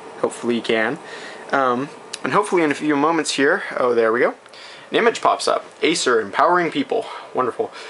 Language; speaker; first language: English; native; English